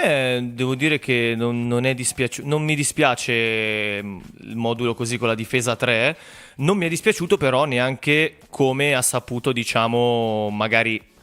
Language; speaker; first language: Italian; native; Italian